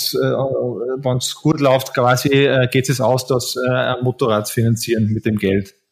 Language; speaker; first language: German; native; German